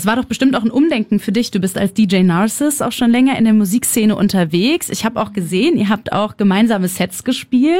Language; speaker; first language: German; native; German